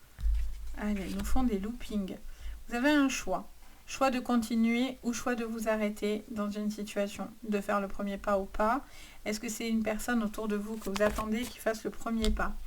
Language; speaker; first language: French; native; French